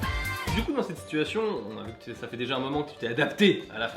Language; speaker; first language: French; native; French